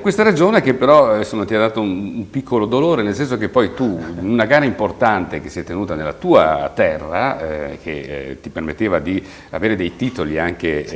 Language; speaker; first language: Italian; native; Italian